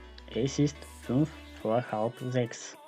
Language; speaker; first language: German; non-native, fluent; Macedonian